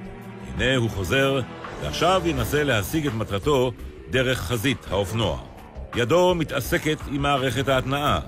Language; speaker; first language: Hebrew; native; Hebrew